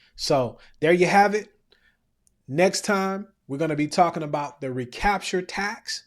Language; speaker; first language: English; native; English